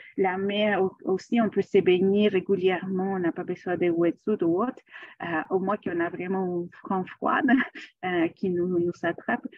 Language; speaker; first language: French; non-native, fluent; Spanish